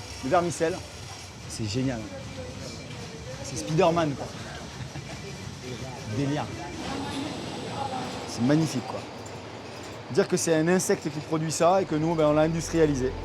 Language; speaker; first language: French; native; French